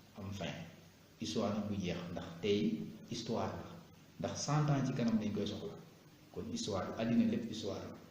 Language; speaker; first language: Wolof; non-native, local second language; Serer